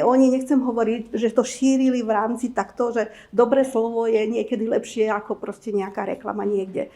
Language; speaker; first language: Slovak; native; Slovak